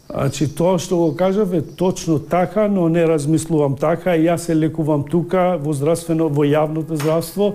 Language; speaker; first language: Macedonian; non-native, local second language; Albanian